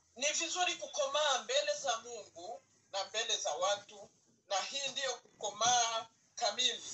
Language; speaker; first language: Swahili; native; Swahili